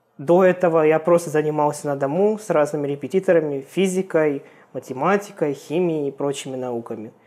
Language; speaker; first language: Russian; native; Russian